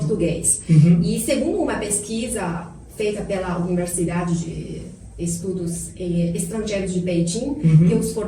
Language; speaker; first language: Portuguese; non-native, fluent; Chinese